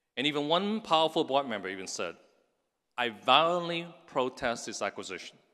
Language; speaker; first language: English; non-native, local second language; Cantonese